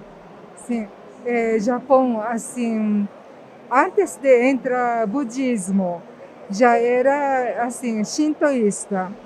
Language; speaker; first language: Portuguese; non-native, fluent; Japanese